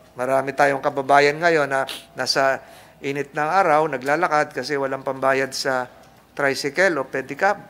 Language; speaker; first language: Filipino; native; Filipino